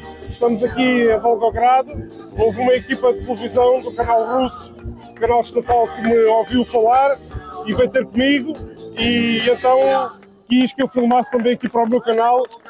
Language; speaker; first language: Portuguese; native; Portuguese